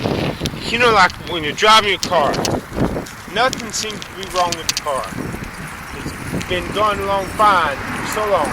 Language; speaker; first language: English; native; English